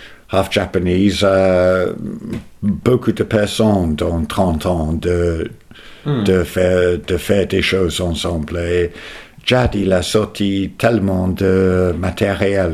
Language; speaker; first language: French; non-native, fluent; English